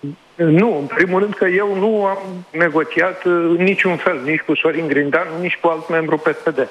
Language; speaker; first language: Romanian; native; Romanian